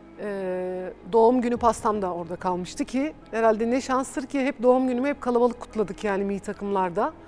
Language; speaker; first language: Turkish; early bilingual, other home language; Bulgarian